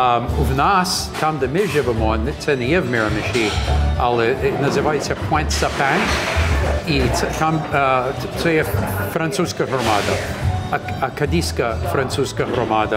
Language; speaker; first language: Ukrainian; early bilingual, heritage; English